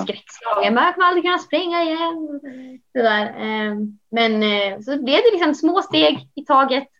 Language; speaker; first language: Swedish; native; Swedish